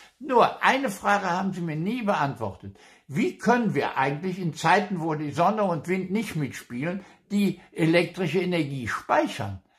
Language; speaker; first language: German; non-native, local second language; Luxembourgish